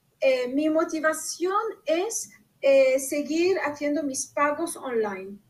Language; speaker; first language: Spanish; non-native, fluent; Arabic